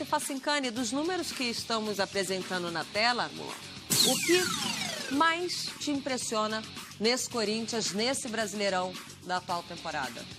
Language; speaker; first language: Portuguese; native; Portuguese